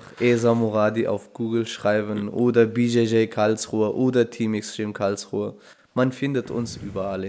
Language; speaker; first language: German; non-native, fluent; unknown